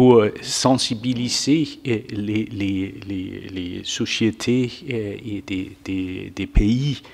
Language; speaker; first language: French; non-native, fluent; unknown